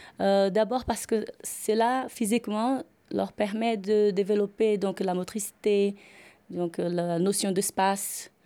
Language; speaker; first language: French; non-native, fluent; Portuguese